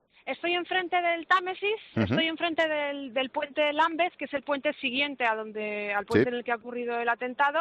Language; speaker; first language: Spanish; native; Spanish